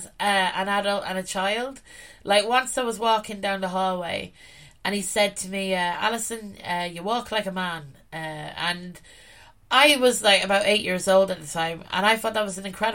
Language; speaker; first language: English; native; English